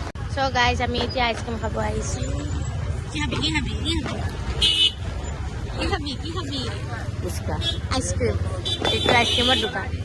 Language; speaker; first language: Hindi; non-native, local second language; Assamese